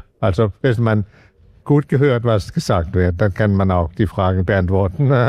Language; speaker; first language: German; non-native, fluent; Danish